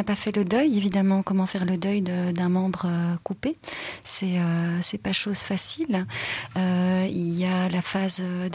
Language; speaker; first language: French; native; French